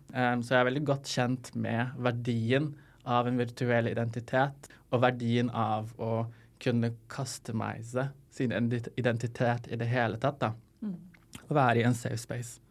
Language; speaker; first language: Norwegian; non-native, fluent; Arabic